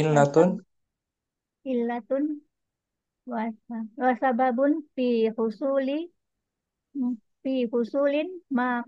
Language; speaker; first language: Arabic; non-native, learner; Indonesian